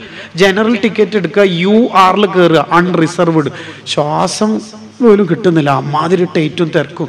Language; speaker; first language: Malayalam; native; Malayalam